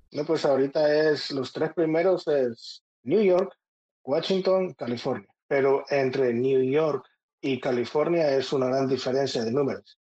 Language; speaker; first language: Spanish; native; Spanish